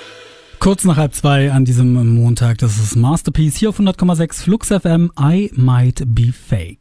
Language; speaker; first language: German; native; German